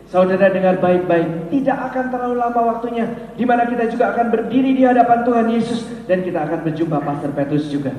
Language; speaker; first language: Indonesian; native; Indonesian